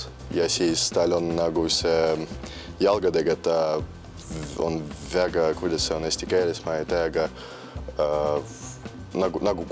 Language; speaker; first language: Estonian; non-native, local second language; Russian